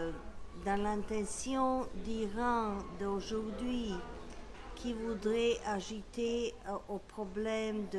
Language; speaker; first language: French; non-native, fluent; Serbian